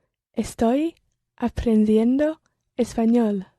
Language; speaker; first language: Spanish; non-native, learner; English